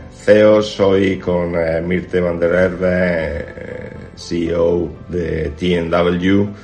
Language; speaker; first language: Spanish; native; Spanish